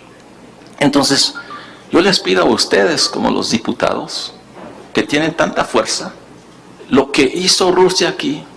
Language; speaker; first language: Spanish; early bilingual, heritage; Spanish